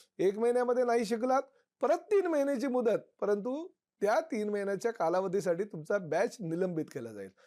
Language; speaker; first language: Marathi; native; Marathi